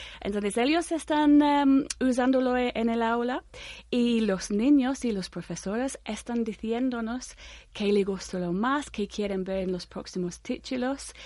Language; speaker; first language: Spanish; non-native, fluent; English